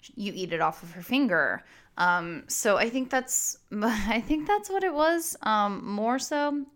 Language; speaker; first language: English; native; English